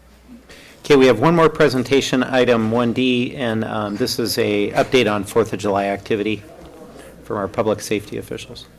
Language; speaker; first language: English; native; English